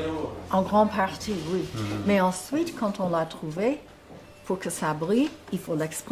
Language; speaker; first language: French; non-native, fluent; English